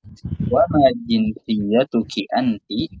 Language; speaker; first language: Arabic; non-native, fluent; Indonesian